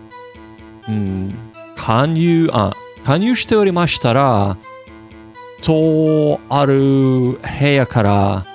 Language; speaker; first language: Japanese; non-native, learner; English